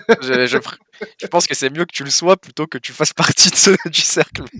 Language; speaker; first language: French; native; French